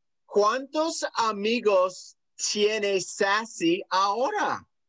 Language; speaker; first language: Spanish; non-native, fluent; English